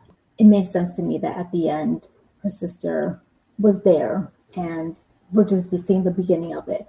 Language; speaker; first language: English; native; English